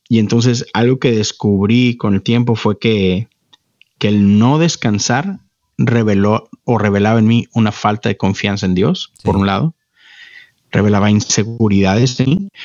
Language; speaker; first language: Spanish; native; Spanish